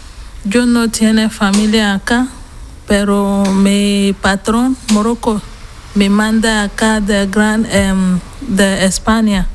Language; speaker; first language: Spanish; non-native, learner; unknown